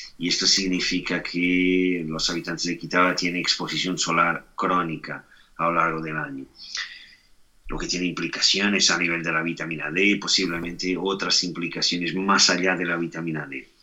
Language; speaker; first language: Spanish; non-native, fluent; Portuguese